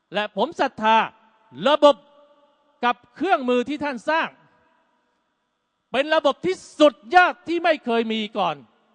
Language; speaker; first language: Thai; native; Thai